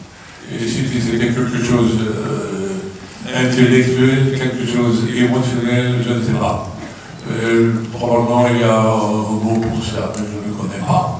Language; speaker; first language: French; non-native, fluent; Swedish